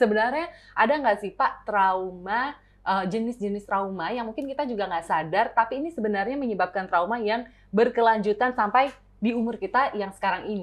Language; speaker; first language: Indonesian; native; Indonesian